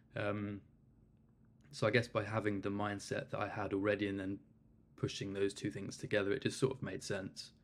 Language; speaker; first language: English; native; English